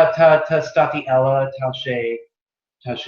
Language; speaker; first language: Irish; non-native, learner; English